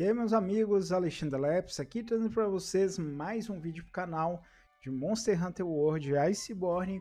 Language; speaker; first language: Portuguese; native; Portuguese